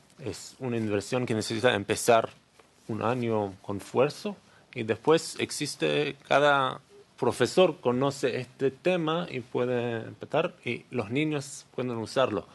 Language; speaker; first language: Spanish; non-native, learner; Hebrew